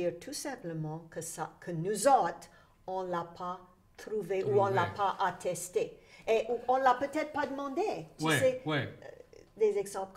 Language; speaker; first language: French; native; French